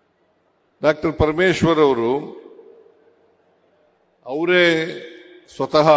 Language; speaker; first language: Kannada; native; Kannada